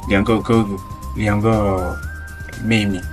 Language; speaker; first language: Chinese; non-native, learner; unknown